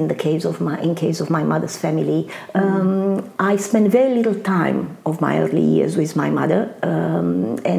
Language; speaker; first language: English; non-native, fluent; Romanian